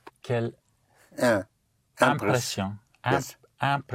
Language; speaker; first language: French; non-native, learner; English